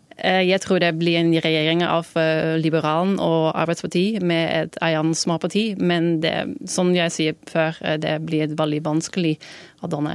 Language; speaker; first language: Norwegian; non-native, learner; Dutch